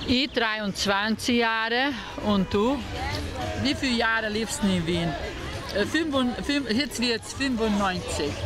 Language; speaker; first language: German; non-native, learner; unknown